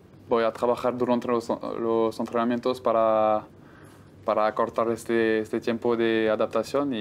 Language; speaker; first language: Spanish; non-native, fluent; French